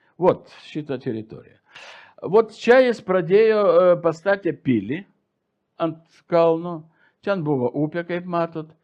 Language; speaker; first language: Lithuanian; non-native, local second language; Russian